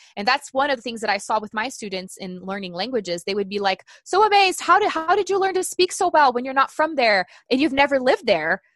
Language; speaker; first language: English; non-native, fluent; Portuguese